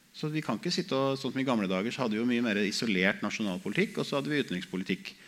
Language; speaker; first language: Norwegian; native; Norwegian